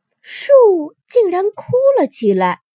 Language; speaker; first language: Chinese; native; Chinese